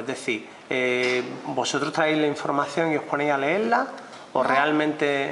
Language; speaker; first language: Spanish; native; Spanish